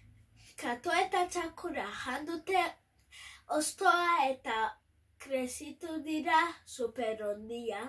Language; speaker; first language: Basque; non-native, local second language; Bini